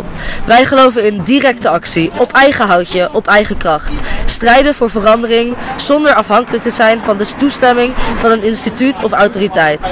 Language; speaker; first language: Dutch; native; Dutch